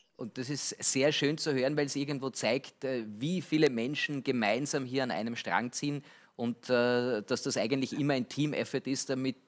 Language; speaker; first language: German; native; German